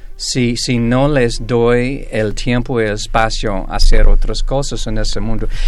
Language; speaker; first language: Spanish; non-native, fluent; English